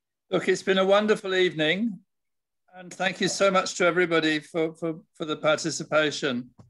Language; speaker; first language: English; native; English